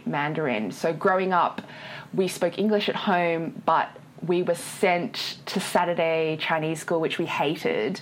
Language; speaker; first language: English; native; English